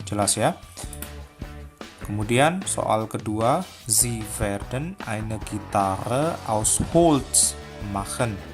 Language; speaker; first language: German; non-native, fluent; Indonesian